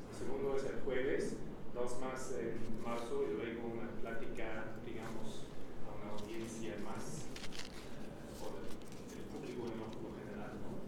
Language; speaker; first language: Spanish; non-native, fluent; English